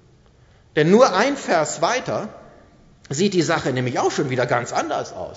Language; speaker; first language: German; native; German